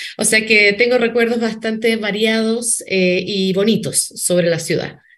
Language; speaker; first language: Spanish; native; Spanish